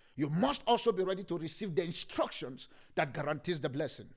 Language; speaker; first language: English; non-native, local second language; Yoruba